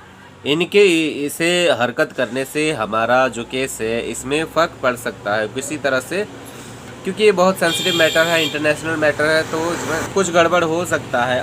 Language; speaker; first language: Hindi; native; Hindi